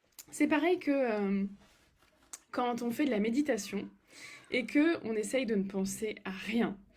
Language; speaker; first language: French; native; French